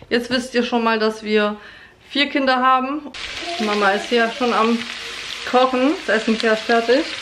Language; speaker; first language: German; early bilingual, other home language; Polish